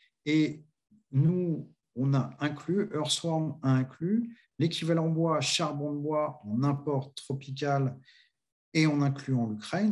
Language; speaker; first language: French; native; French